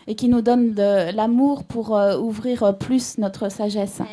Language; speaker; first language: French; native; French